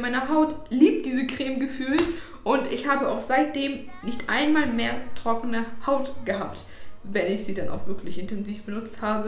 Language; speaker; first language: German; native; German